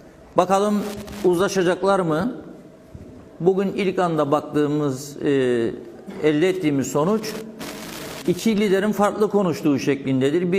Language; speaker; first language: Turkish; native; Turkish